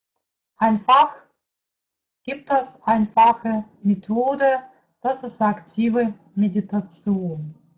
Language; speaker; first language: German; non-native, fluent; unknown